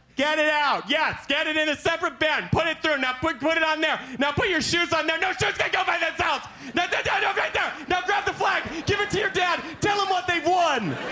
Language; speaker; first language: English; native; English